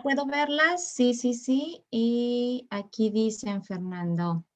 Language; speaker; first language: Spanish; native; Spanish